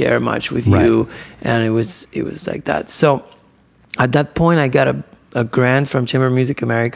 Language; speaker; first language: English; non-native, fluent; Spanish